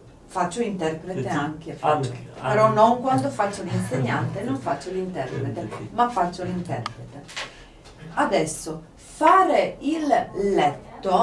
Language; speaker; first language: Italian; non-native, fluent; Polish